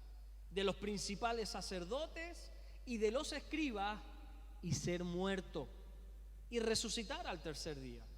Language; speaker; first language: Spanish; native; Spanish